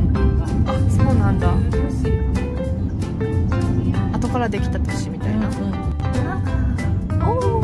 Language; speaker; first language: Japanese; native; Japanese